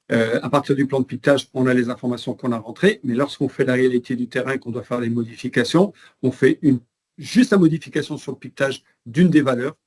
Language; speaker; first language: French; native; French